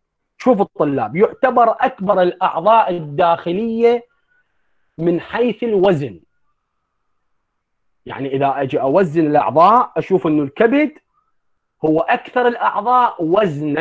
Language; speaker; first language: Arabic; native; Arabic